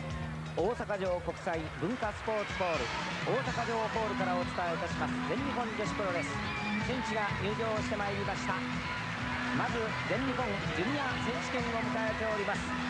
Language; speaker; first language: Japanese; native; Japanese